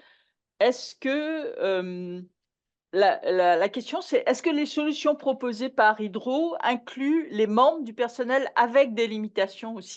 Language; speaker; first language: French; native; French